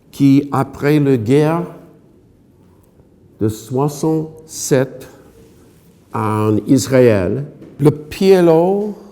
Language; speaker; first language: French; non-native, fluent; English